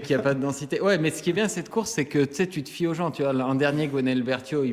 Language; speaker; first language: French; native; French